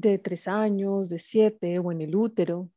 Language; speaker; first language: Spanish; native; Spanish